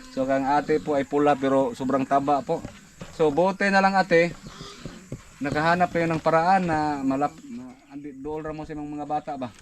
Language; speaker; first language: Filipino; non-native, local second language; Cebuano